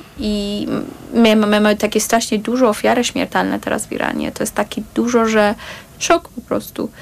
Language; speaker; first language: Polish; non-native, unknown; Persian